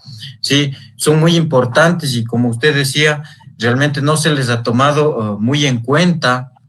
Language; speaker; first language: Spanish; native; Spanish